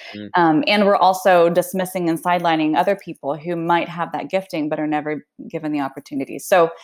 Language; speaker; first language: English; early bilingual, other home language; Swedish